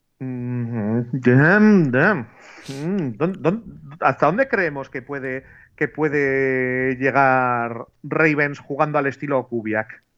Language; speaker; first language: Spanish; native; Spanish